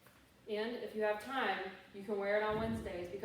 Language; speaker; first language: English; native; English